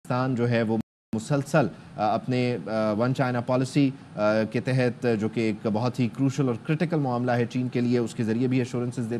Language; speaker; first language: Urdu; native; Urdu